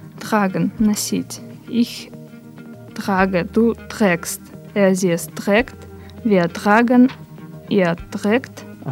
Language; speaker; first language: German; non-native, learner; Russian